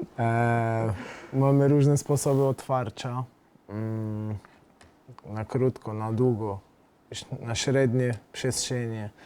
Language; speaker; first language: Polish; non-native, fluent; Portuguese